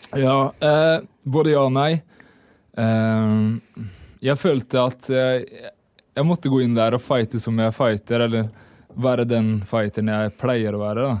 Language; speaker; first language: Norwegian; native; Norwegian